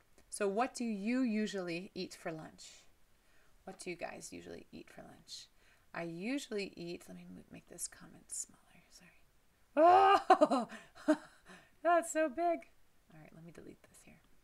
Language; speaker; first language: English; native; English